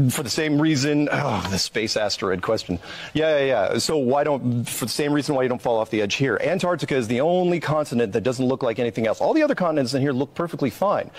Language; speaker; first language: English; native; English